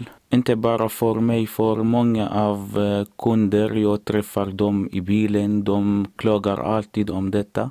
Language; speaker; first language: Swedish; non-native, learner; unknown